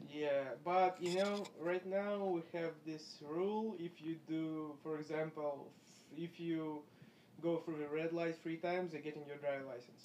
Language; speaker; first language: English; non-native, fluent; Russian